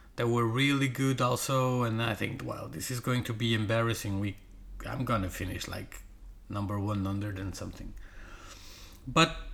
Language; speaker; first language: English; non-native, fluent; Portuguese